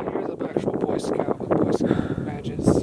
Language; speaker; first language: English; native; English